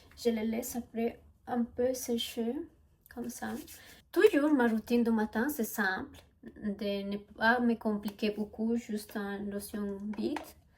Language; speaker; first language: French; non-native, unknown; Spanish